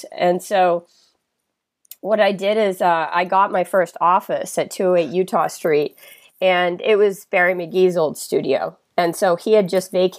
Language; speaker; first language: English; native; English